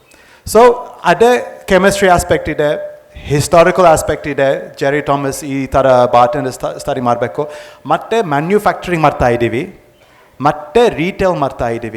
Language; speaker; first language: Kannada; non-native, fluent; English